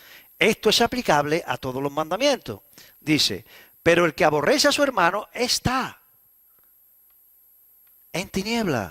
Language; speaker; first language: Spanish; native; Spanish